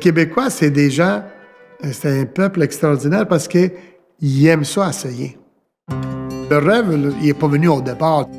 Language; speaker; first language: French; non-native, fluent; Italian